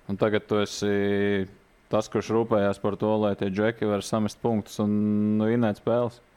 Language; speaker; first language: Latvian; native; Latvian